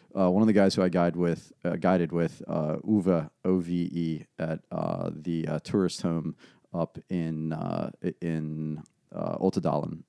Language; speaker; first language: English; native; English